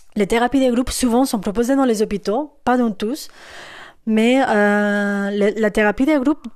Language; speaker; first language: French; non-native, fluent; Spanish